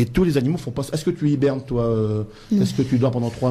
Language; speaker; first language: French; native; French